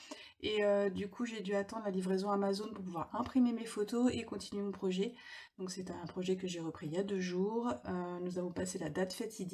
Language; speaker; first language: French; native; French